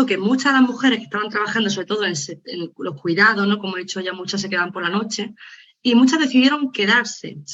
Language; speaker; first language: Spanish; native; Spanish